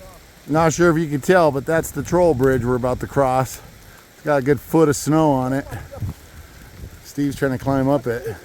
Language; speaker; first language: English; native; English